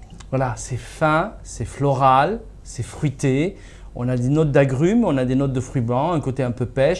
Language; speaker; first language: French; native; French